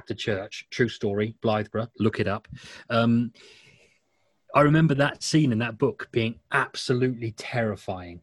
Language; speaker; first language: English; native; English